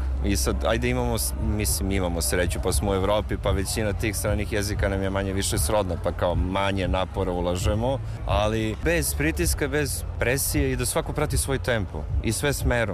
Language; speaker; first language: Serbian; native; Serbian